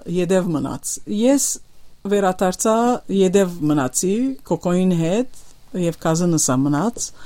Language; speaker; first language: Armenian; early bilingual, heritage; Armenian